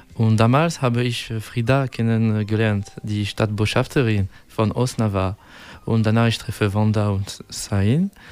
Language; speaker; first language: German; non-native, learner; French